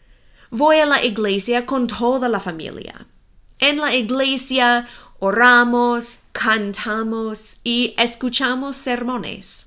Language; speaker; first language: Spanish; non-native, fluent; English